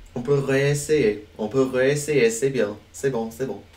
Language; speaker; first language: French; non-native, learner; English